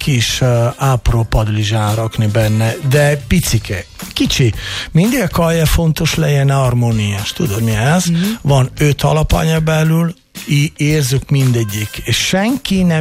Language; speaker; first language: Hungarian; non-native, learner; Italian